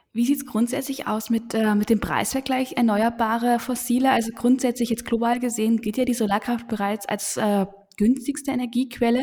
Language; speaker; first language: German; native; German